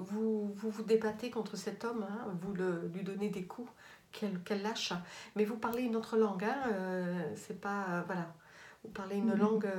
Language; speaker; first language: French; native; French